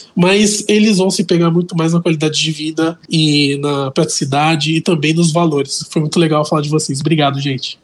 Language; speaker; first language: Portuguese; native; Portuguese